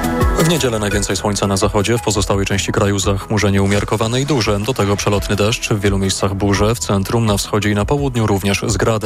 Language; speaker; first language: Polish; native; Polish